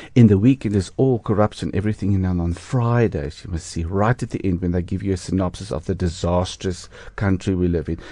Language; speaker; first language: English; non-native, local second language; Afrikaans